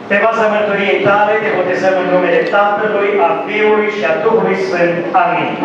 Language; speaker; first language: Romanian; native; Romanian